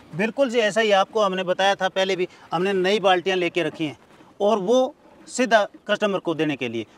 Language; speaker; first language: Hindi; native; Hindi